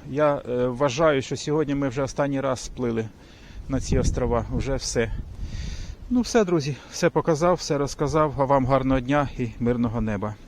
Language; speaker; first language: Ukrainian; native; Ukrainian